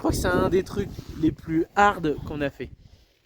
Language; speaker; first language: French; native; French